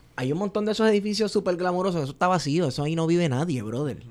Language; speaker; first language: Spanish; native; Spanish